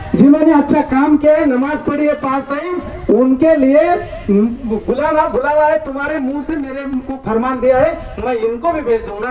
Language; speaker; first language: Hindi; non-native, local second language; Marathi